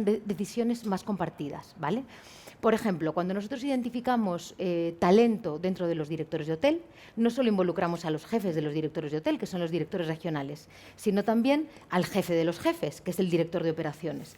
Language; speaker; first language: Spanish; native; Spanish